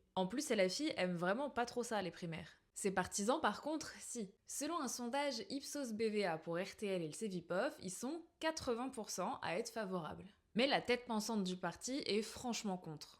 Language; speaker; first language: French; native; French